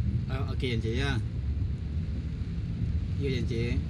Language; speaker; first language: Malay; non-native, local second language; Minangkabau